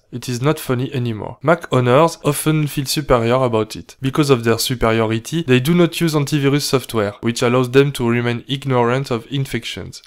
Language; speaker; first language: English; non-native, fluent; French